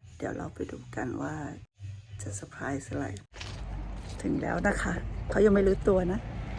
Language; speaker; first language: Thai; native; Thai